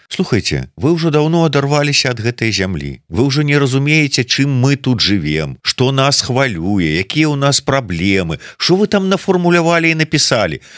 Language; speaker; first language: Belarusian; native; Belarusian